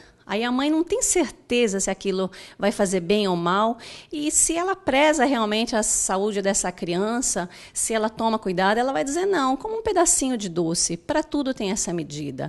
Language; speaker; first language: Portuguese; native; Portuguese